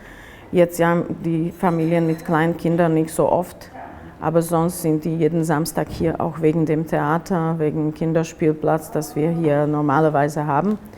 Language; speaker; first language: German; non-native, fluent; Slovak